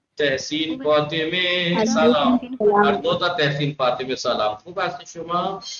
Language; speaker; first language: Persian; non-native, fluent; Urdu